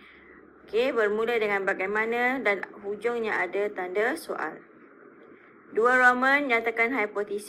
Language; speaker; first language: Malay; native; Malay